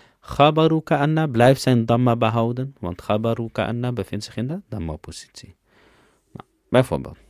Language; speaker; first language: Dutch; early bilingual, other home language; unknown